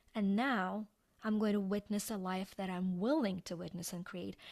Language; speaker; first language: English; non-native, fluent; Ukrainian